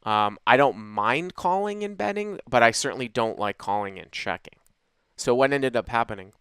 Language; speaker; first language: English; native; English